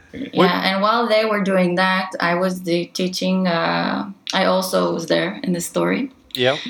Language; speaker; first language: English; non-native, fluent; Hebrew